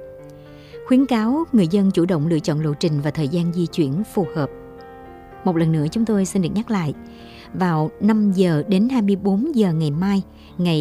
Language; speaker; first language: Vietnamese; native; Vietnamese